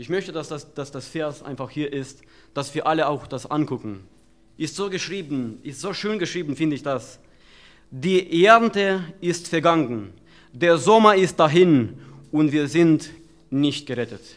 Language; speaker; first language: German; non-native, fluent; Romanian